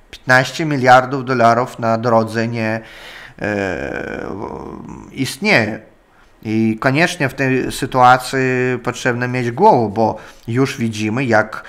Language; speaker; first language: Polish; non-native, learner; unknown